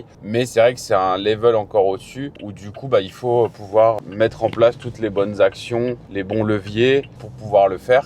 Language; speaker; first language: French; native; French